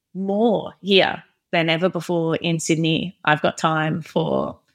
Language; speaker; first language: English; native; English